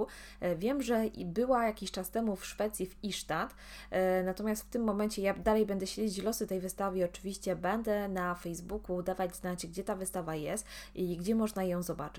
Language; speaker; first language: Polish; native; Polish